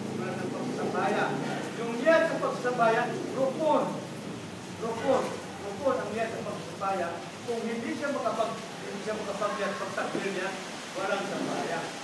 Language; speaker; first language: Filipino; non-native, local second language; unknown